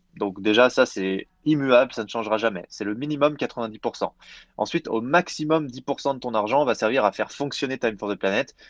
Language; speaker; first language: French; native; French